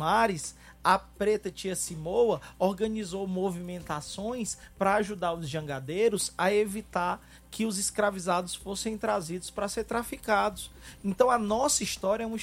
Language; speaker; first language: Portuguese; native; Portuguese